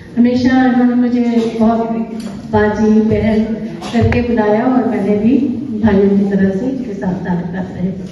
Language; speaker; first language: Urdu; native; Urdu